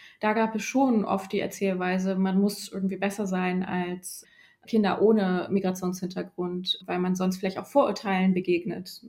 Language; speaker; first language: German; early bilingual, other home language; Polish